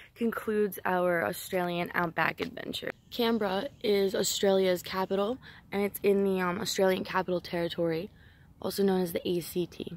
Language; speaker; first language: English; native; English